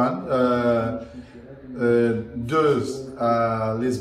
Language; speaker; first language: French; non-native, learner; Portuguese